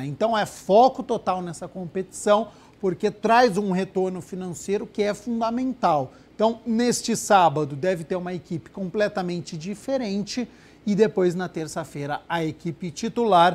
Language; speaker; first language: Portuguese; native; Portuguese